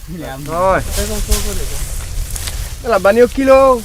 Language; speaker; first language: Vietnamese; non-native, learner; French